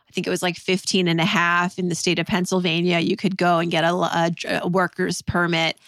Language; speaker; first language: English; native; English